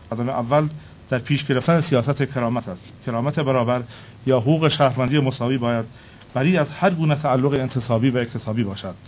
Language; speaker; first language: Persian; non-native, local second language; Kurdish